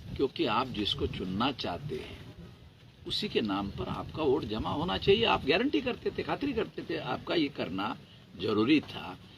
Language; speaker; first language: Hindi; non-native, local second language; Marathi